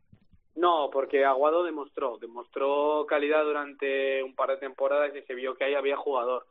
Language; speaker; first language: Spanish; native; Spanish